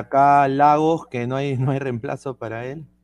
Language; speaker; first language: Spanish; native; Spanish